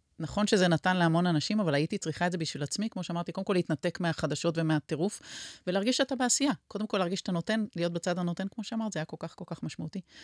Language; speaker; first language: Hebrew; native; Hebrew